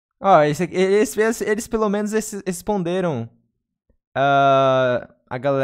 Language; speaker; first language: Portuguese; native; Portuguese